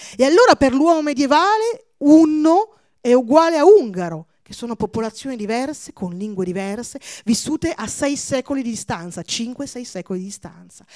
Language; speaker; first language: Italian; early bilingual, other home language; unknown